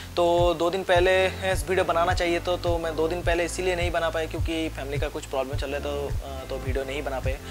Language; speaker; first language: Hindi; non-native, local second language; Bangla